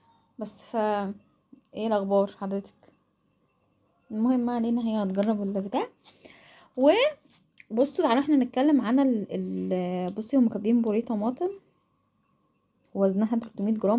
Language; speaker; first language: Arabic; native; Arabic